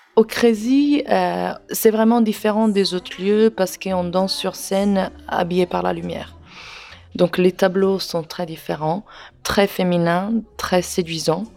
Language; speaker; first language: French; non-native, fluent; Italian